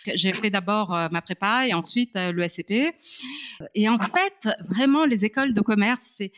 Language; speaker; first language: French; non-native, local second language; Arabic